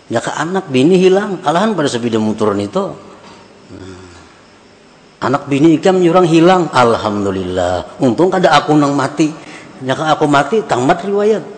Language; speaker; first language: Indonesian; non-native, local second language; Banjar